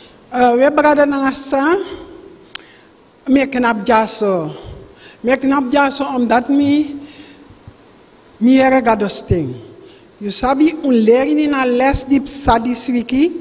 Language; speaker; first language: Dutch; non-native, local second language; Sranan Tongo